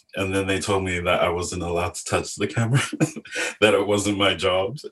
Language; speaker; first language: English; native; English